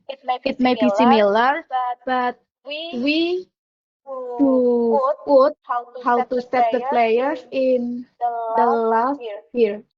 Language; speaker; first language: English; non-native, learner; Indonesian